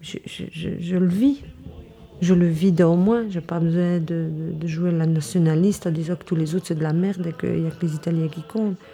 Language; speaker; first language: French; early bilingual, other home language; Italian